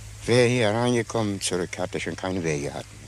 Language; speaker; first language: German; non-native, learner; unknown